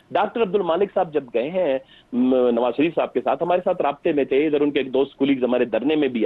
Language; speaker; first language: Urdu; non-native, local second language; Baluchi